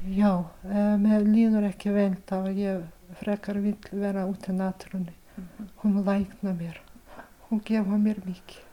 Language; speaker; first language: Icelandic; non-native, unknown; Ukrainian